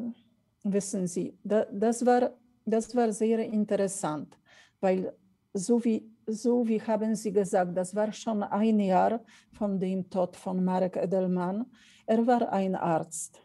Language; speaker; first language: German; non-native, fluent; Polish